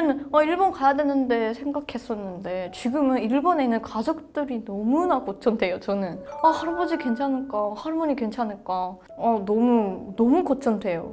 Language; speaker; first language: Korean; non-native, fluent; Japanese